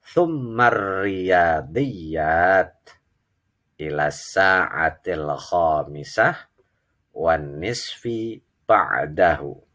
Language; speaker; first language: Arabic; non-native, fluent; Indonesian